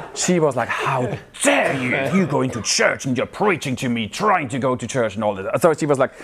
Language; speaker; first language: English; non-native, fluent; Swiss German